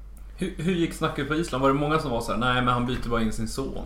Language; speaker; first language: Swedish; native; Swedish